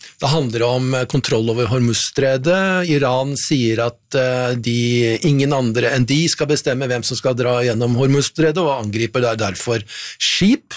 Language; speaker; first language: Norwegian; native; Norwegian